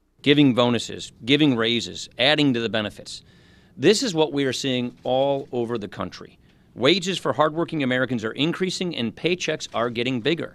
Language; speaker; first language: English; native; English